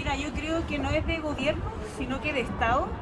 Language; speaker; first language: Spanish; native; Spanish